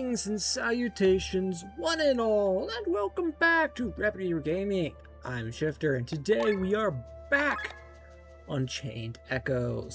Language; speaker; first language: English; native; English